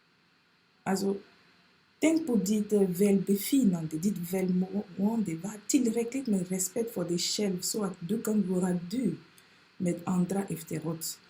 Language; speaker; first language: Swedish; non-native, fluent; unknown